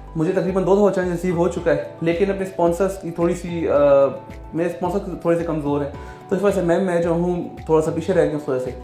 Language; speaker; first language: Urdu; non-native, local second language; Pashto